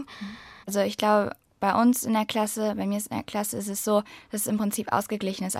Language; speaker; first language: German; native; German